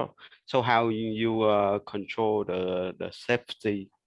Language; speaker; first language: English; non-native, learner; Vietnamese